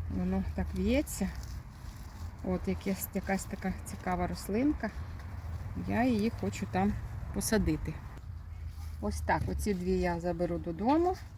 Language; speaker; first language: Ukrainian; non-native, local second language; Russian